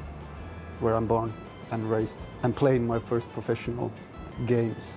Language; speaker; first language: English; non-native, fluent; Finnish